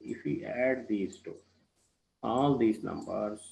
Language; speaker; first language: English; non-native, local second language; Kannada